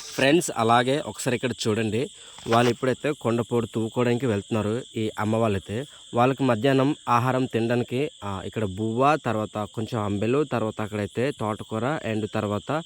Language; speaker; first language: Telugu; non-native, local second language; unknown